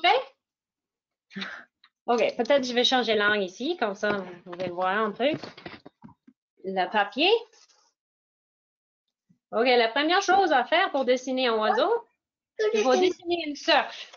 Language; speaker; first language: French; non-native, fluent; English